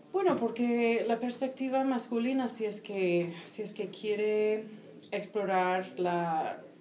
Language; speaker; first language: Spanish; non-native, fluent; English